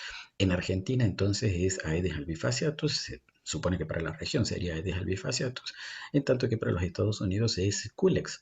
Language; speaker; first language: Spanish; native; Spanish